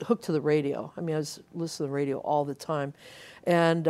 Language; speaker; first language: English; native; English